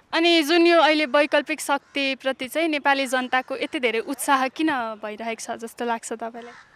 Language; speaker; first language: Nepali; native; Nepali